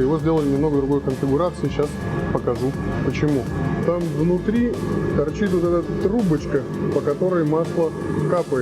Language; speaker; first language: Russian; native; Russian